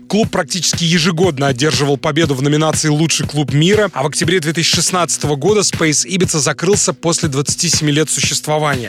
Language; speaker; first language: Russian; native; Russian